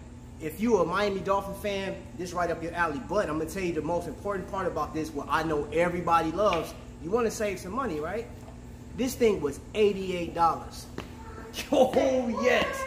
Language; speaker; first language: English; native; English